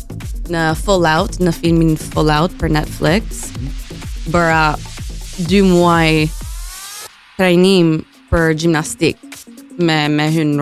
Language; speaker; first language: Albanian; early bilingual, heritage; Albanian